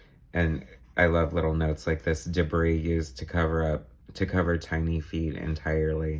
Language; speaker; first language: English; native; English